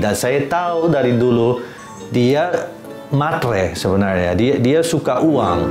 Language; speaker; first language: Indonesian; non-native, fluent; Dutch